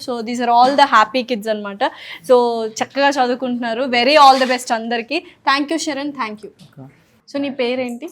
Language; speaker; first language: Telugu; native; Telugu